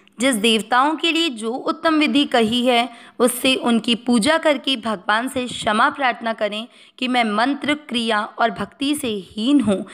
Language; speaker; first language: Hindi; native; Hindi